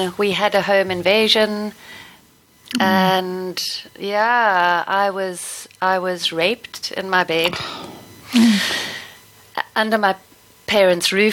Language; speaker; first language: English; native; English